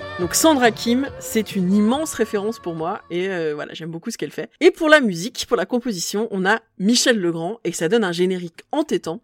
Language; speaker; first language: French; native; French